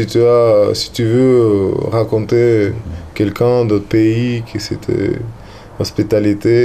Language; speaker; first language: French; non-native, learner; Russian